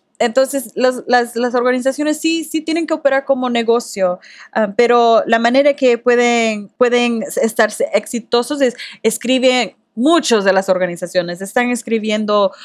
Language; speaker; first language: Spanish; early bilingual, heritage; Spanish